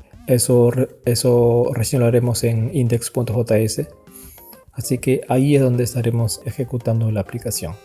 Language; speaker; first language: Spanish; native; Spanish